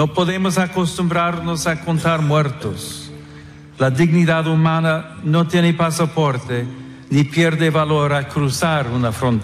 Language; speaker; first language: Spanish; non-native, fluent; English